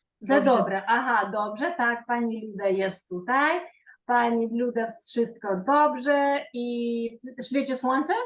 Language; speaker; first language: Polish; non-native, fluent; Ukrainian